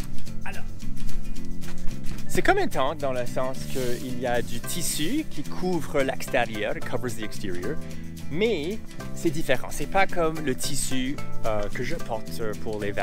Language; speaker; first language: French; non-native, local second language; English